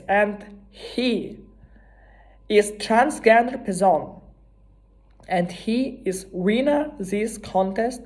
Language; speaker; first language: English; non-native, learner; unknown